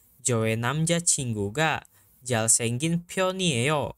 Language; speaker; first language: Korean; non-native, fluent; Indonesian